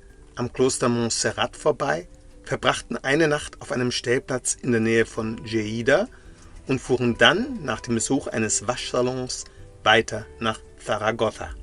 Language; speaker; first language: German; native; German